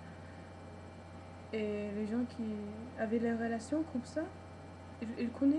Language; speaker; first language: French; non-native, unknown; English